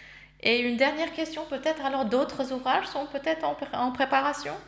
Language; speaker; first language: French; native; French